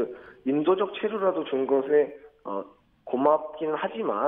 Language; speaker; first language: Korean; native; Korean